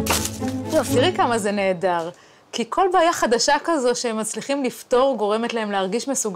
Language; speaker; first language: Hebrew; native; Hebrew